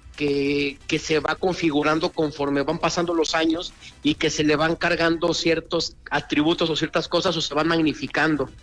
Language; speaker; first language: Spanish; native; Spanish